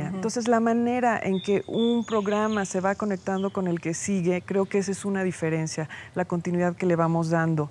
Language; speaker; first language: Spanish; native; Spanish